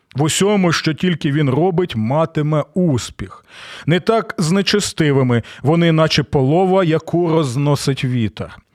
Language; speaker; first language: Ukrainian; non-native, local second language; Russian